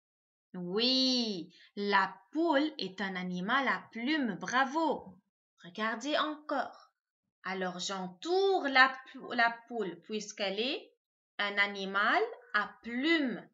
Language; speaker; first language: French; non-native, local second language; Arabic